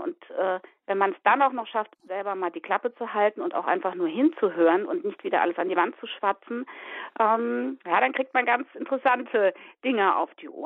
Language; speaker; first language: German; native; German